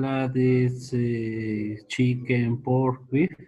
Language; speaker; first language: English; non-native, learner; Spanish